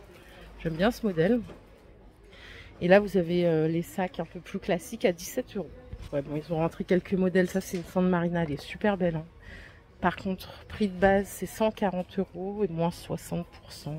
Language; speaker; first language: French; native; French